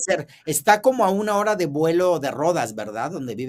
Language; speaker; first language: Spanish; native; Spanish